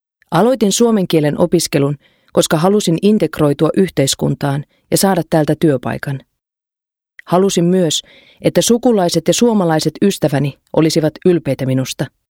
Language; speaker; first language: Finnish; non-native, fluent; Romanian